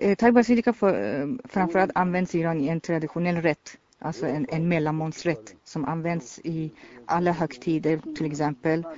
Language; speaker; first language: Swedish; non-native, fluent; Persian